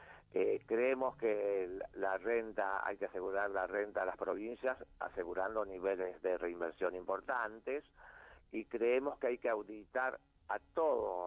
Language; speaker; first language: Spanish; native; Spanish